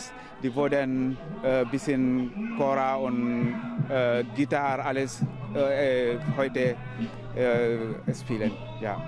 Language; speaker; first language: German; non-native, learner; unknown